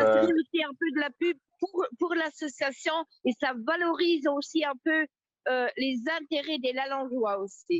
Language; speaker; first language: French; non-native, local second language; Luxembourgish